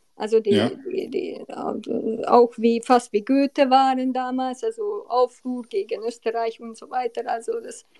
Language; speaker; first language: German; non-native, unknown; Hungarian